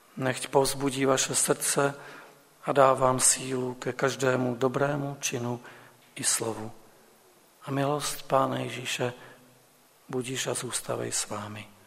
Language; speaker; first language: Czech; native; Czech